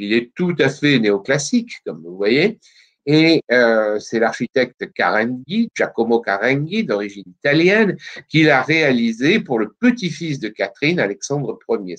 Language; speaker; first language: French; native; French